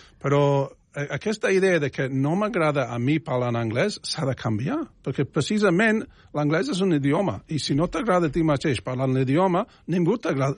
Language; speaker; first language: Catalan; non-native, fluent; English